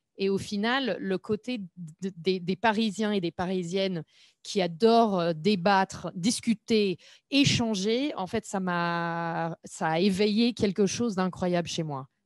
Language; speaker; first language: French; non-native, fluent; English